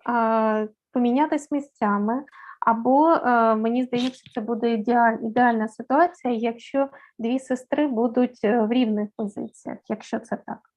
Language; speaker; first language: Ukrainian; native; Ukrainian